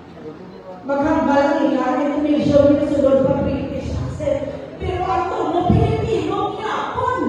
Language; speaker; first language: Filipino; non-native, local second language; Hiligaynon